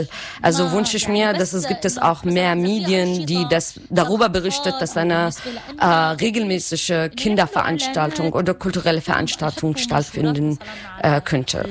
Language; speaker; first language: German; non-native, learner; Arabic